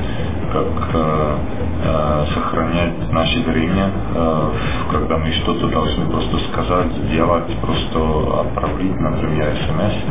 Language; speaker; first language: Russian; non-native, fluent; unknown